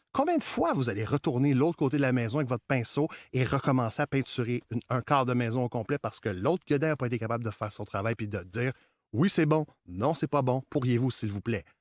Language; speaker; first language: French; native; French